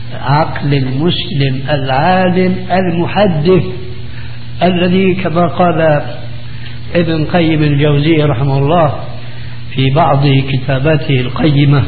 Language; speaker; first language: Arabic; early bilingual, other home language; Albanian